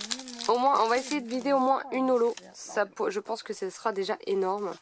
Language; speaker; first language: French; native; French